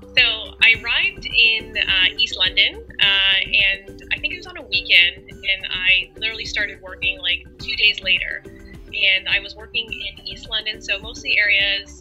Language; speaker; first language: English; native; English